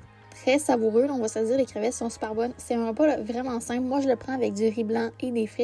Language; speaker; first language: French; native; French